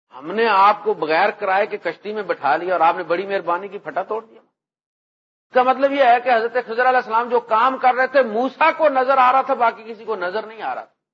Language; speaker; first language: Urdu; non-native, local second language; Punjabi